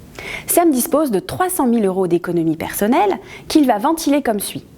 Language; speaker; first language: French; native; French